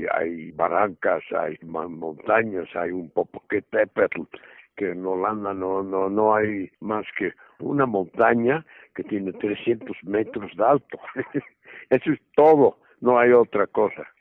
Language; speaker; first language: Spanish; non-native, fluent; Dutch